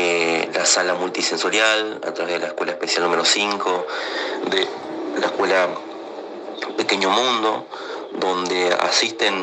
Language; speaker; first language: Spanish; native; Spanish